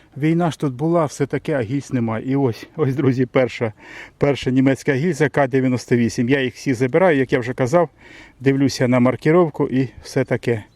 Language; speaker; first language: Ukrainian; non-native, local second language; Russian